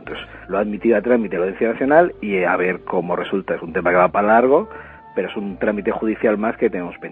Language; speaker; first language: Spanish; native; Spanish